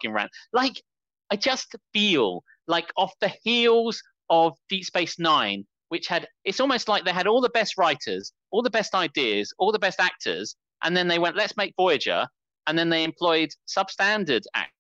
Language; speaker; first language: English; native; English